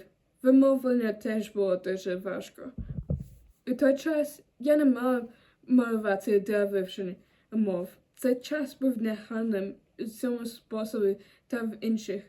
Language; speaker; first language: Ukrainian; non-native, learner; German